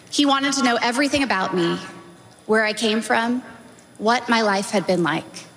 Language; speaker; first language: English; native; English